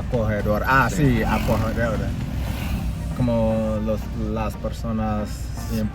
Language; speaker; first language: Spanish; non-native, learner; English